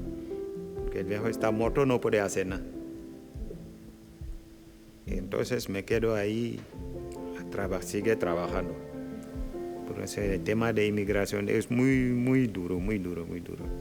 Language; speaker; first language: Spanish; non-native, local second language; Wolof